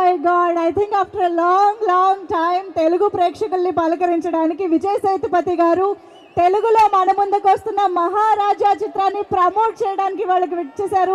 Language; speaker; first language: Telugu; native; Telugu